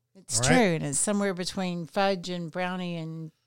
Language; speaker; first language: English; native; English